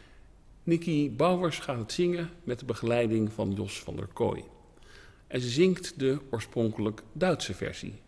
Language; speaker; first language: Dutch; native; Dutch